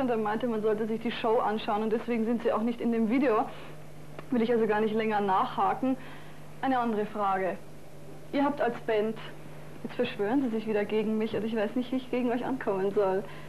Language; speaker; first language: German; native; German